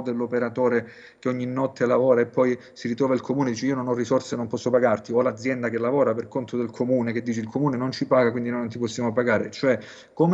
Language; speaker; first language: Italian; native; Italian